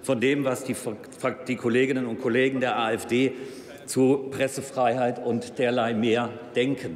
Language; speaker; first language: German; native; German